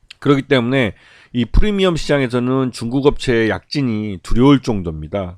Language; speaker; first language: Korean; native; Korean